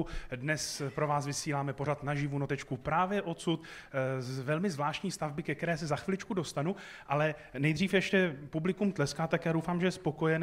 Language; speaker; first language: Czech; native; Czech